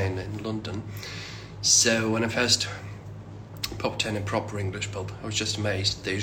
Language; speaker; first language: English; non-native, fluent; Russian